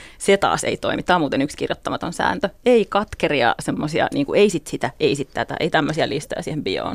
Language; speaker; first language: Finnish; native; Finnish